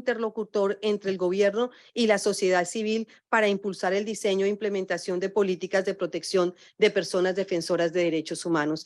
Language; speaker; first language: Spanish; native; Spanish